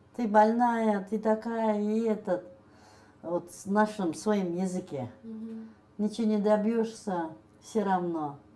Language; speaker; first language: Russian; non-native, local second language; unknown